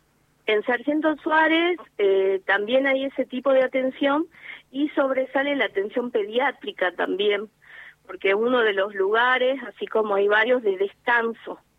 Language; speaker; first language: Spanish; native; Spanish